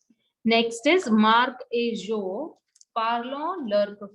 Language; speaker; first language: French; non-native, fluent; Hindi